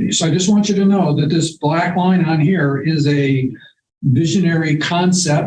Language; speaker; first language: English; native; English